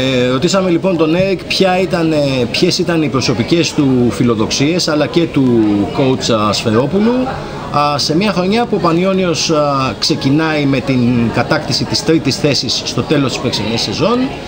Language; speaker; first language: Greek; native; Greek